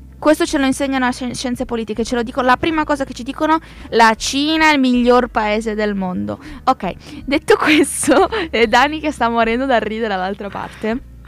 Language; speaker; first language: Italian; early bilingual, other home language; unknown